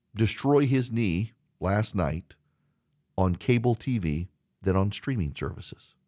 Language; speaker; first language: English; native; English